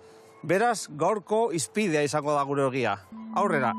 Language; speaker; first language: Basque; native; Basque